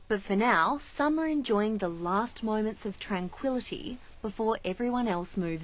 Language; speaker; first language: English; native; English